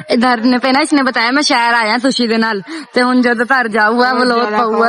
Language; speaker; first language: Hindi; non-native, local second language; Punjabi